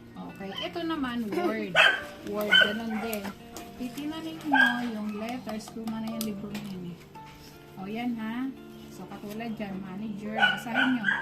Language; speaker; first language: Filipino; native; Filipino